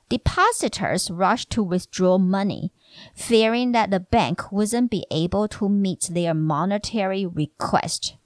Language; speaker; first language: English; non-native, fluent; Chinese